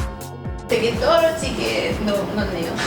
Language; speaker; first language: Korean; non-native, fluent; Italian